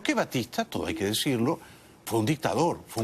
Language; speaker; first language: Spanish; native; Spanish